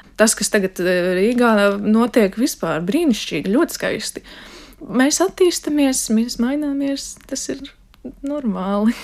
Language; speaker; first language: Latvian; non-native, local second language; Russian